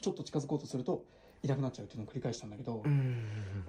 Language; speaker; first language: Japanese; native; Japanese